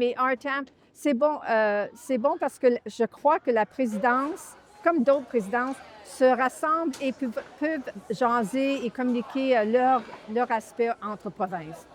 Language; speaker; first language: French; native; French